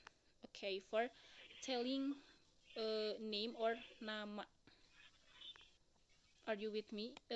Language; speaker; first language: English; non-native, learner; Indonesian